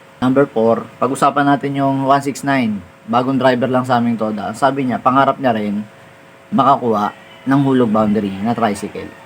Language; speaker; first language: Filipino; native; Filipino